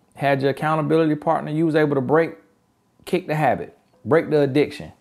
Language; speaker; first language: English; native; English